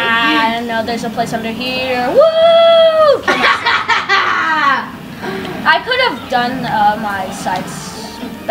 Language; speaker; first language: English; native; English